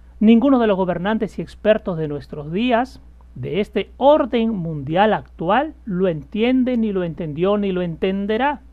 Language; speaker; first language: Spanish; native; Spanish